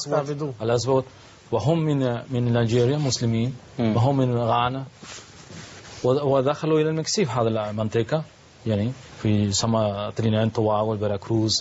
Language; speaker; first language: Arabic; non-native, learner; Spanish